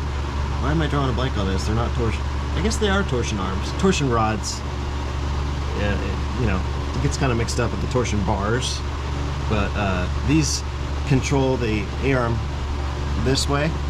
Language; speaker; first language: English; native; English